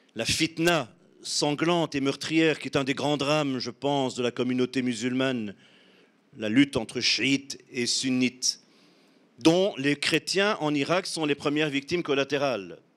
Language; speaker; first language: French; native; French